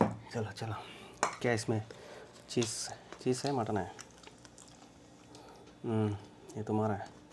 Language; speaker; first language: Hindi; non-native, learner; Telugu